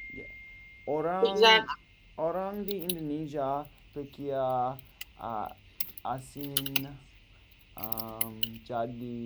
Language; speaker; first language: Indonesian; non-native, learner; English